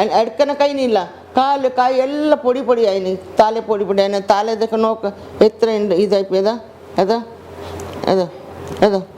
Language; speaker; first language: Malayalam; non-native, learner; Hindi